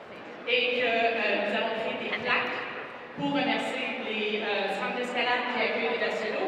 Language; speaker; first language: French; non-native, local second language; English